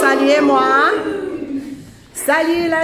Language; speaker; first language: French; non-native, fluent; Romanian